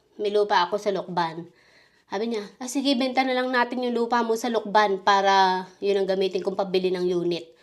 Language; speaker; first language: Filipino; native; Filipino